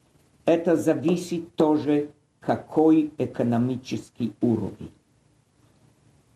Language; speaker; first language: Russian; non-native, fluent; Polish